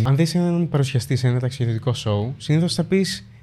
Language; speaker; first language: Greek; early bilingual, other home language; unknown